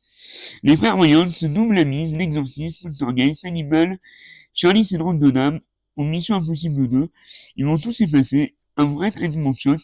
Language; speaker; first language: French; native; French